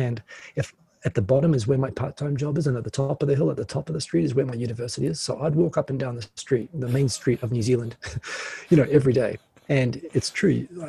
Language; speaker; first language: English; native; English